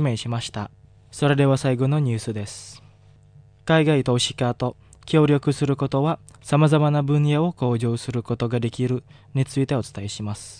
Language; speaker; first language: Japanese; non-native, fluent; Indonesian